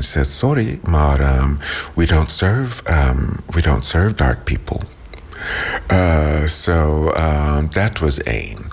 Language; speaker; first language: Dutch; non-native, learner; English